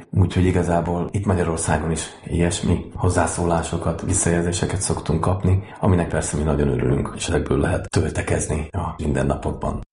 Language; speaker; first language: Hungarian; native; Hungarian